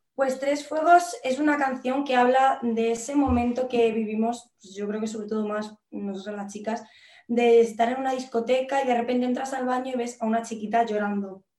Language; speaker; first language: Spanish; native; Spanish